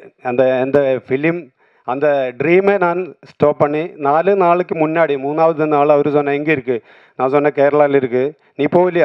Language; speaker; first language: Tamil; non-native, learner; Malayalam